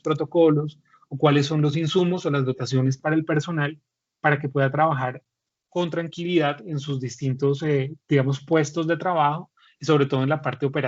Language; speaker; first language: Spanish; native; Spanish